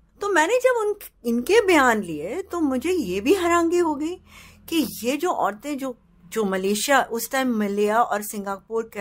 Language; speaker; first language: Hindi; native; Hindi